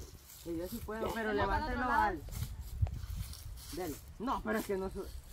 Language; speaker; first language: Spanish; native; Spanish